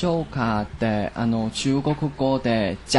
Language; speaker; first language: Japanese; non-native, learner; Chinese